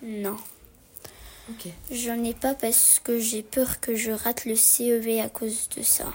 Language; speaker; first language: French; early bilingual, other home language; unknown